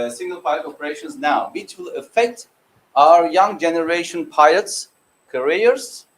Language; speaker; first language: English; non-native, fluent; Turkish